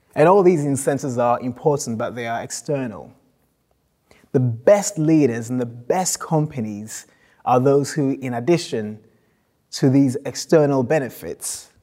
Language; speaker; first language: English; non-native, local second language; Akan